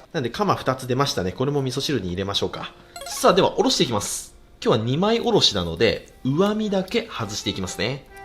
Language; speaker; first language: Japanese; native; Japanese